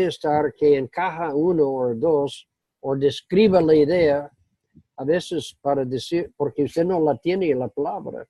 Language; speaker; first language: Spanish; non-native, fluent; English